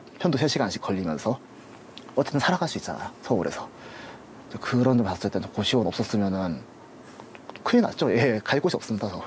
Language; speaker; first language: Korean; native; Korean